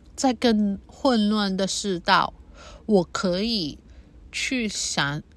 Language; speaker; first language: Chinese; non-native, local second language; Cantonese